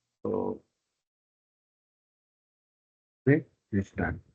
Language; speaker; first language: English; non-native, learner; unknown